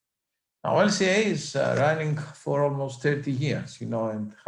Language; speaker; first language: English; non-native, fluent; Greek